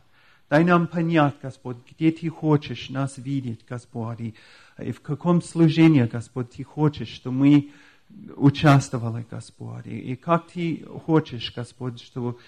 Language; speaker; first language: Russian; non-native, fluent; English